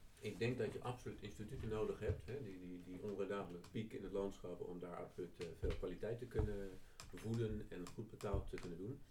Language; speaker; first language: Dutch; native; Dutch